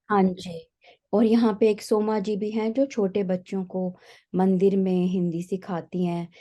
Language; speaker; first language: Hindi; native; Hindi